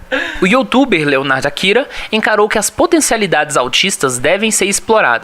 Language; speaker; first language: Portuguese; native; Portuguese